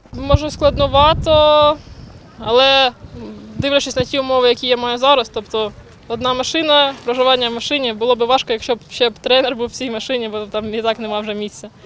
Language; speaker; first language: Ukrainian; native; Ukrainian